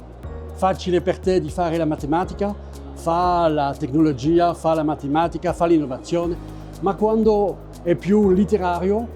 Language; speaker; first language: Italian; non-native, fluent; French